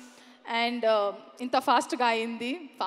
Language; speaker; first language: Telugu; non-native, local second language; Kannada